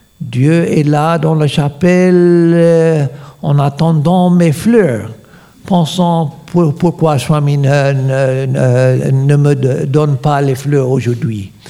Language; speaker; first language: French; non-native, fluent; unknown